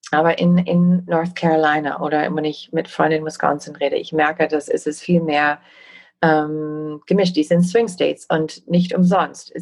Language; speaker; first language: German; non-native, fluent; English